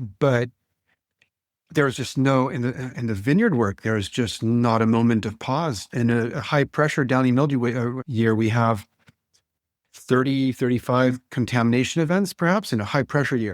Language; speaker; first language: English; non-native, fluent; French